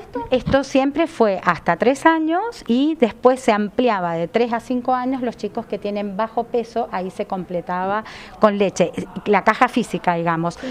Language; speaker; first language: Spanish; native; Spanish